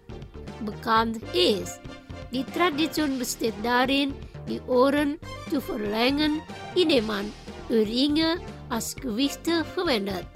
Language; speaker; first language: German; non-native, learner; Indonesian